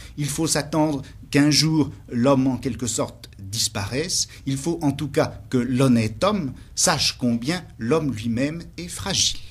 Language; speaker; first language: French; native; French